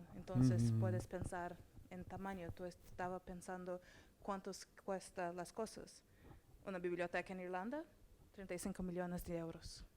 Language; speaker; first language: Spanish; non-native, learner; English